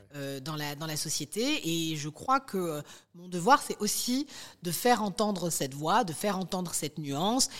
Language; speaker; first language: French; native; French